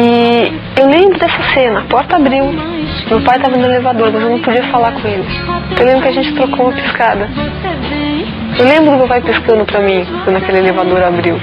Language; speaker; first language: Portuguese; native; Portuguese